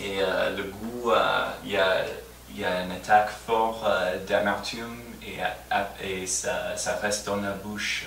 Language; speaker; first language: French; non-native, fluent; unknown